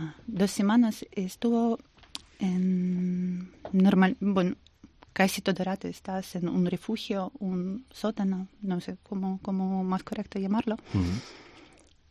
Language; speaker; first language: Spanish; non-native, learner; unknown